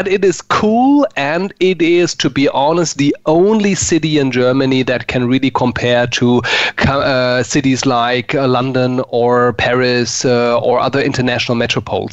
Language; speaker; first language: English; non-native, fluent; German